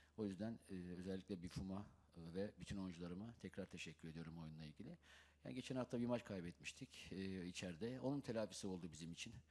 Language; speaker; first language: Turkish; native; Turkish